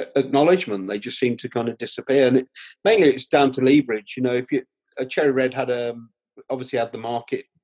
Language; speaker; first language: English; native; English